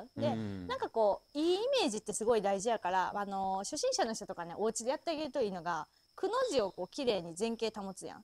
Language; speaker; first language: Japanese; native; Japanese